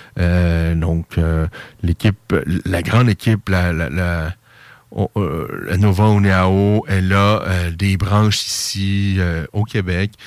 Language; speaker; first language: French; native; French